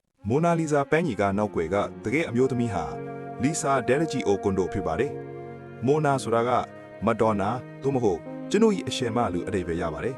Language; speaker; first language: Burmese; native; Burmese